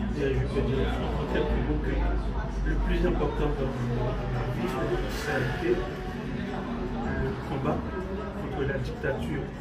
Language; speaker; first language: French; non-native, local second language; Haitian Creole